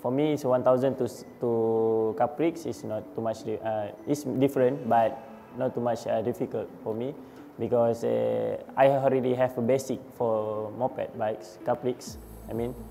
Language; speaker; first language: English; non-native, learner; Malay